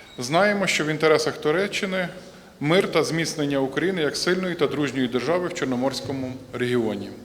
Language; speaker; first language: Ukrainian; native; Ukrainian